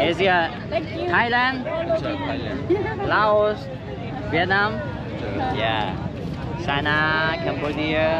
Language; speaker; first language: English; non-native, learner; Lao